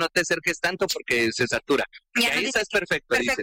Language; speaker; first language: Spanish; native; Spanish